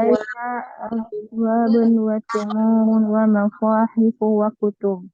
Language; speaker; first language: Arabic; non-native, learner; Indonesian